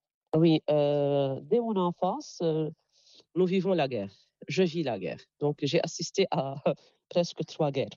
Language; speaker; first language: French; non-native, local second language; Arabic